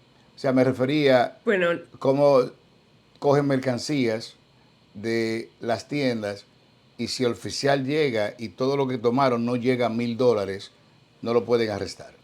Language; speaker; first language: Spanish; native; Spanish